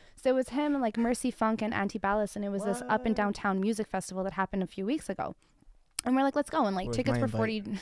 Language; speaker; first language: English; early bilingual, other home language; Tigrinya